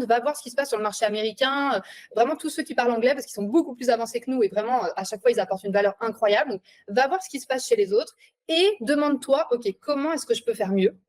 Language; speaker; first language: French; native; French